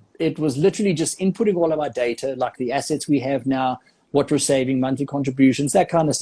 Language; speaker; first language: English; native; English